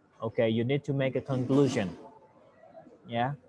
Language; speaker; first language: English; non-native, fluent; Indonesian